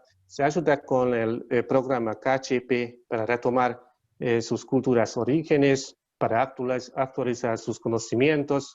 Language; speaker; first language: Spanish; non-native, learner; Hungarian